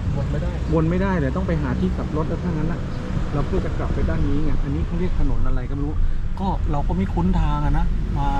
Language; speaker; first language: Thai; native; Thai